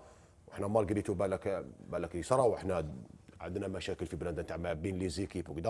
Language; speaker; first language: Arabic; native; Arabic